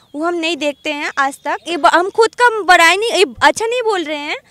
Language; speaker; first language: Hindi; non-native, local second language; Bangla